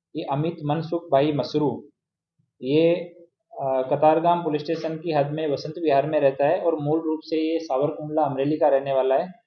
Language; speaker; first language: Hindi; non-native, local second language; Gujarati